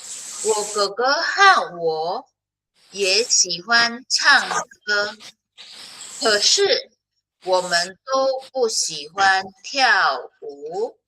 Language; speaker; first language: Chinese; non-native, fluent; Filipino